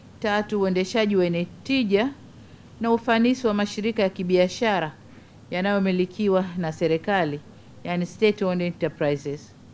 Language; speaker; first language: Swahili; native; Swahili